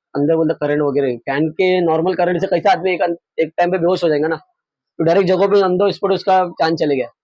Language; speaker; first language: Hindi; non-native, local second language; Marathi